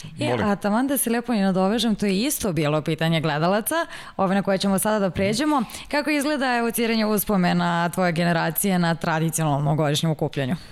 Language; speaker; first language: Serbian; native; Serbian